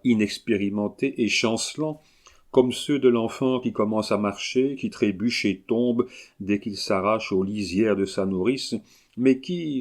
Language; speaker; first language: French; native; French